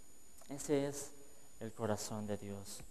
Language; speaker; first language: Spanish; native; Spanish